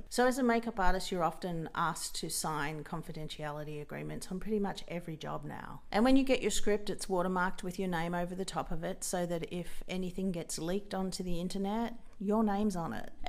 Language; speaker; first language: English; native; English